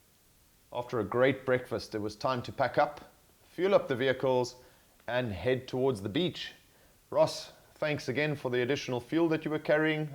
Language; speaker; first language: English; native; English